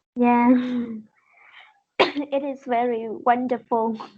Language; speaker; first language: English; non-native, learner; Vietnamese